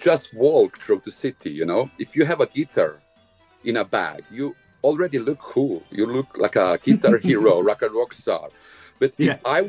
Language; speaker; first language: English; non-native, fluent; Bosnian